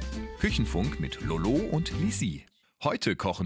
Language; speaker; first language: German; native; German